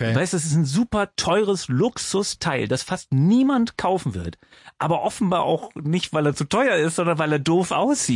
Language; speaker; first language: German; native; German